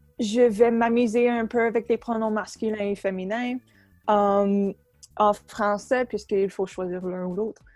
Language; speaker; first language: French; native; French